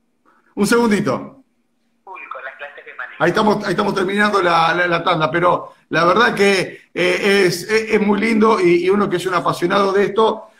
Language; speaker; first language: Spanish; native; Spanish